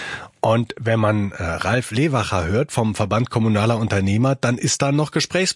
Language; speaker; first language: German; native; German